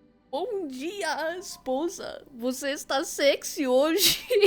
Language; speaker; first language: Portuguese; non-native, learner; English